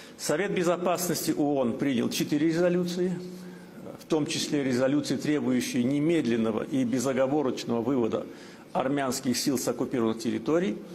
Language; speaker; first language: Russian; non-native, local second language; Azerbaijani